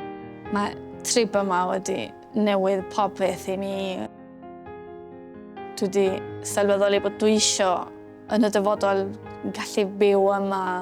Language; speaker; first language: Welsh; early bilingual, heritage; Spanish